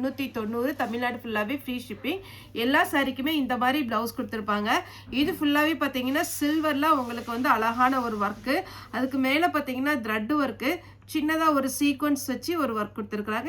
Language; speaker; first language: Tamil; native; Tamil